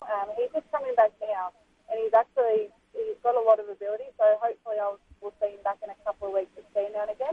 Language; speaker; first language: English; native; English